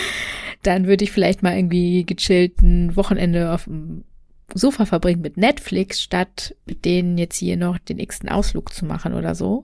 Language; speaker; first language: German; native; German